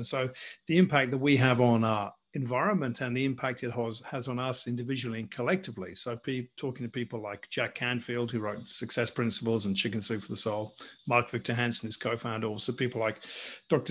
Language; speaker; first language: English; native; English